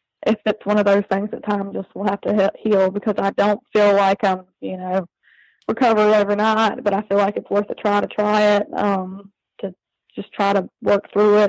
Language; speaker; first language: English; native; English